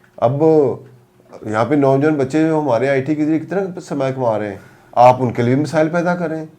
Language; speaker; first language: Urdu; non-native, local second language; Punjabi